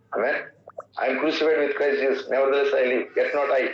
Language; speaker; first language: English; non-native, local second language; Kannada